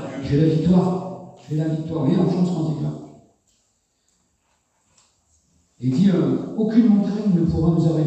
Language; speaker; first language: French; native; French